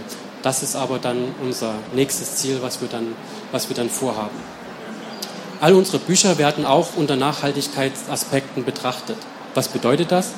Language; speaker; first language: German; native; German